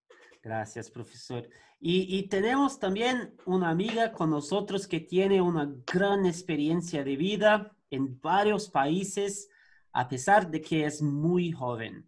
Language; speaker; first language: Spanish; non-native, learner; Portuguese